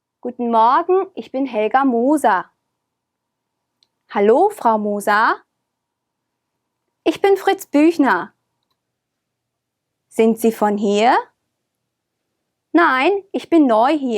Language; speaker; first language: German; non-native, fluent; Korean